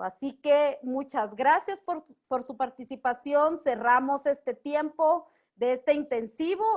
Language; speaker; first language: Spanish; native; Spanish